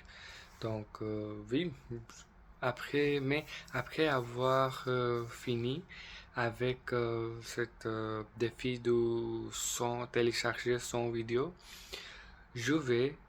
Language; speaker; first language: French; non-native, learner; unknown